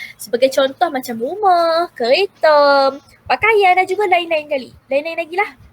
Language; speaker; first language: Malay; native; Malay